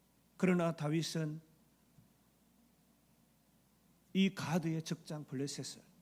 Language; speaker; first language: Korean; native; Korean